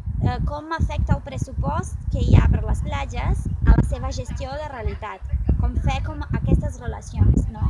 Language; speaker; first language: Catalan; non-native, fluent; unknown